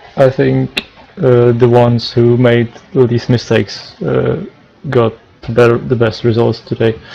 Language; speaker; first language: English; non-native, fluent; Czech